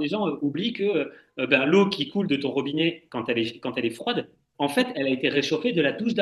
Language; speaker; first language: French; native; French